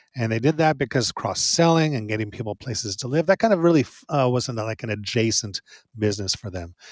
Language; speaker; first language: English; native; English